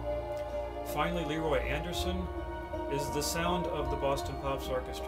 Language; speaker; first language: English; native; English